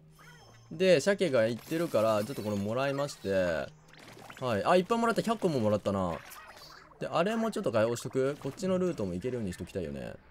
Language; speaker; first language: Japanese; native; Japanese